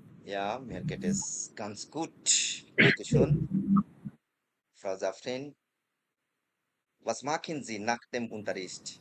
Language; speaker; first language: German; non-native, fluent; Bangla